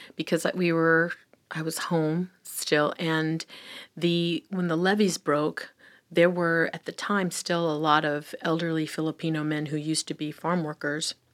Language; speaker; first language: English; early bilingual, other home language; Filipino